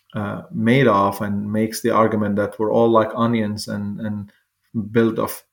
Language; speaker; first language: English; non-native, fluent; Arabic